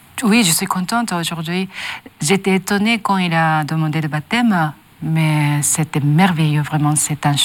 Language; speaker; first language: French; non-native, learner; Japanese